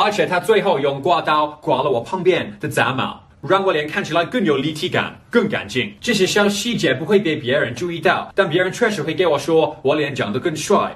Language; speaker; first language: Chinese; non-native, fluent; English